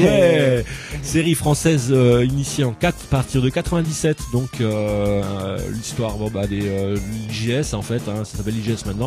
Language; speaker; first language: French; native; French